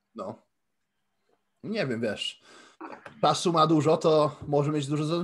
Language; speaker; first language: Polish; early bilingual, heritage; Polish